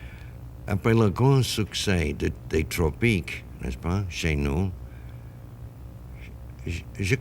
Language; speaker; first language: French; non-native, fluent; English